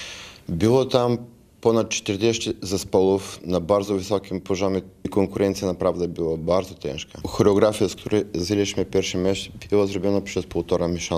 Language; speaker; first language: Polish; non-native, fluent; Bulgarian